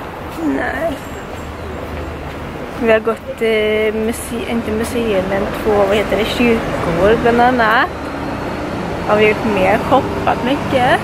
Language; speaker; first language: Swedish; native; Swedish